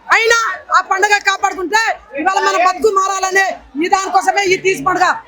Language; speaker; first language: Telugu; non-native, local second language; Lambadi